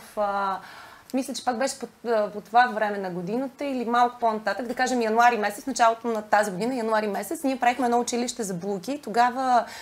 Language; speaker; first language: Bulgarian; native; Bulgarian